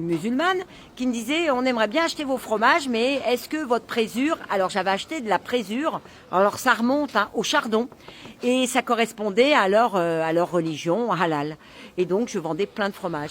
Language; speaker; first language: French; native; French